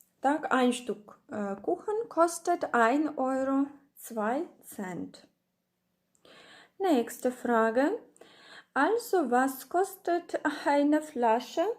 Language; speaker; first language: German; non-native, fluent; Ukrainian